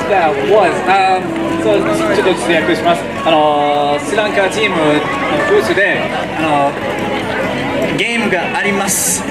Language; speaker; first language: Japanese; non-native, learner; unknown